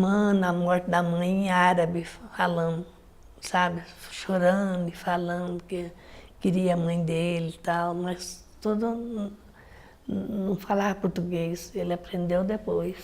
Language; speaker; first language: Portuguese; native; Portuguese